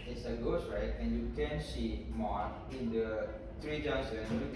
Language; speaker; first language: English; non-native, learner; Indonesian